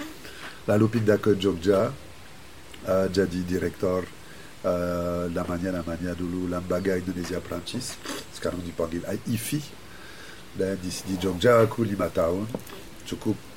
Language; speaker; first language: Indonesian; non-native, fluent; French